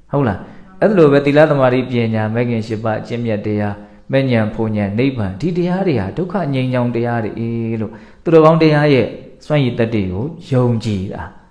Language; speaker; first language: Burmese; native; Burmese